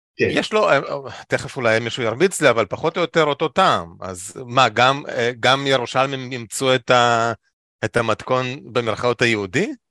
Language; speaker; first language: Hebrew; non-native, fluent; Russian